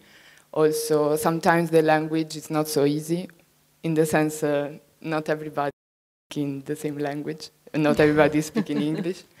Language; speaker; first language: English; non-native, fluent; Italian